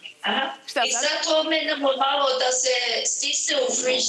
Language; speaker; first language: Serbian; early bilingual, heritage; Serbian